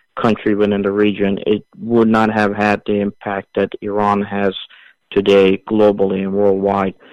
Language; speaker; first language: English; early bilingual, other home language; Assyrian Neo-Aramaic